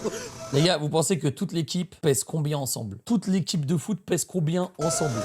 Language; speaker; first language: French; native; French